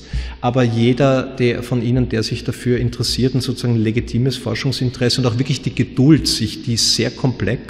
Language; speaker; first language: German; native; German